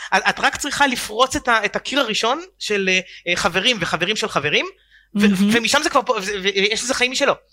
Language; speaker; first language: Hebrew; native; Hebrew